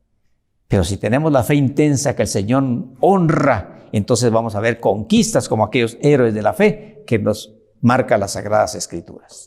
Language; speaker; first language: Spanish; native; Spanish